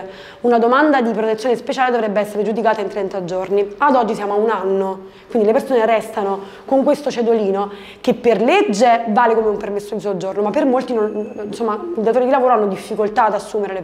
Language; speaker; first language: Italian; native; Italian